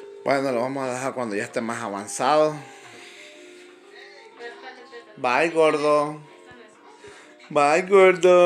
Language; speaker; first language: Spanish; native; Spanish